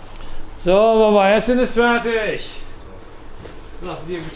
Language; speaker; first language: German; non-native, fluent; Turkish